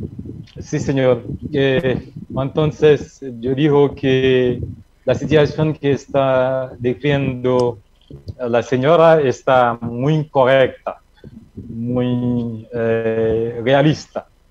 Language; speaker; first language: Spanish; non-native, learner; Haitian Creole